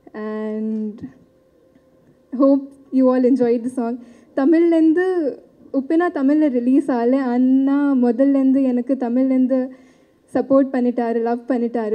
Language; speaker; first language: Tamil; non-native, learner; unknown